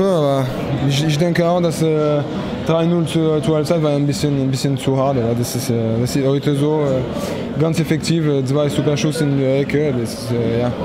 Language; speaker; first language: German; non-native, fluent; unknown